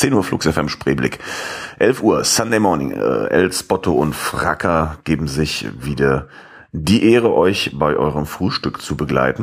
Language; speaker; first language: German; native; German